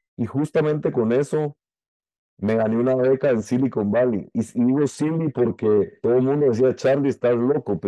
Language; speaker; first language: Spanish; native; Spanish